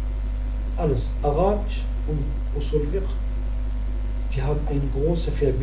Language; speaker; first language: German; non-native, learner; Arabic